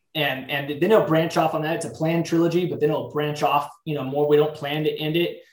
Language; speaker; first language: English; native; English